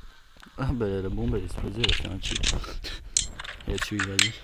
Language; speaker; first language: French; native; French